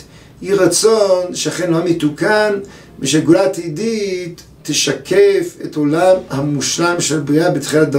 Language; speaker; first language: Hebrew; native; Hebrew